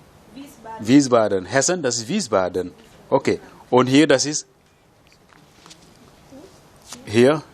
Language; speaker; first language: German; non-native, fluent; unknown